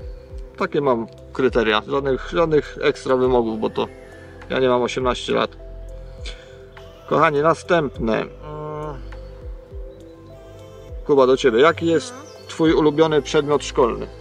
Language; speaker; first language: Polish; native; Polish